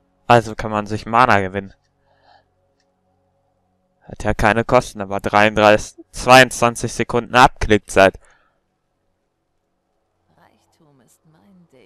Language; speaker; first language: German; native; German